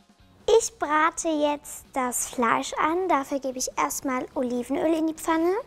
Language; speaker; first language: German; native; German